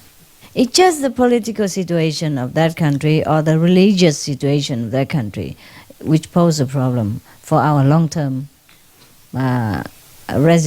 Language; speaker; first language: English; non-native, fluent; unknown